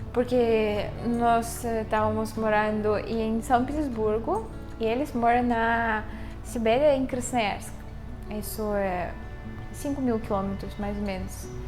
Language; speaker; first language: Portuguese; non-native, fluent; Russian